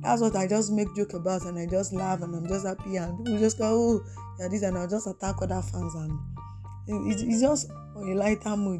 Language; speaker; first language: English; non-native, local second language; Yoruba